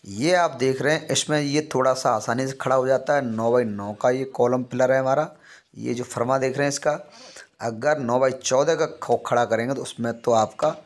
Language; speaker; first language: Hindi; native; Hindi